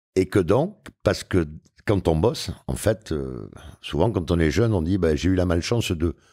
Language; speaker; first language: French; native; French